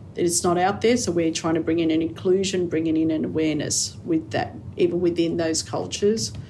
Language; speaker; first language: English; native; English